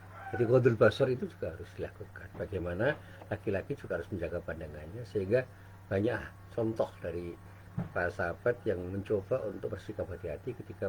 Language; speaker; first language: Indonesian; native; Indonesian